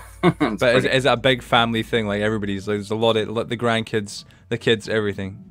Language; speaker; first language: English; native; English